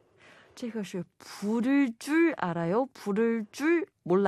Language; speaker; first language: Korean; non-native, learner; Chinese